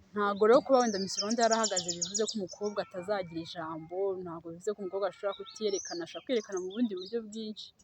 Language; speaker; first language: Kinyarwanda; native; Kinyarwanda